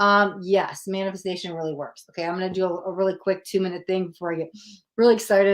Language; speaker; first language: English; native; English